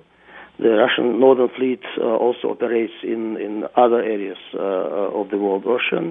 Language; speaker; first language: English; non-native, fluent; Russian